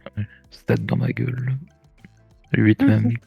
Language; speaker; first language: French; native; French